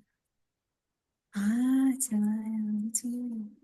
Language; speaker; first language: Korean; non-native, learner; Indonesian